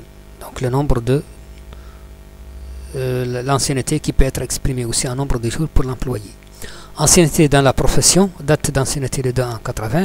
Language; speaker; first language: French; non-native, local second language; Arabic